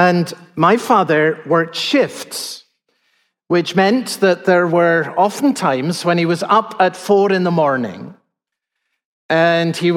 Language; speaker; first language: English; native; English